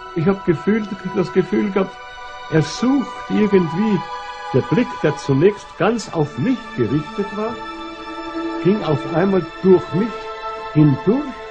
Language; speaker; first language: English; non-native, fluent; German